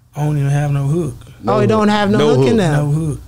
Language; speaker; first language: English; native; English